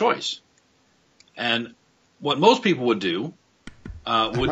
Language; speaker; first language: English; native; English